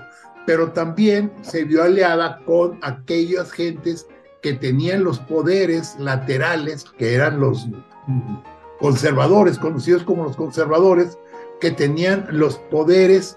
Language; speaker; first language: Spanish; native; Spanish